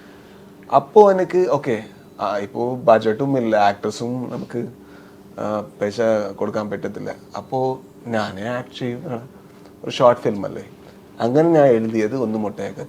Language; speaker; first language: Malayalam; non-native, local second language; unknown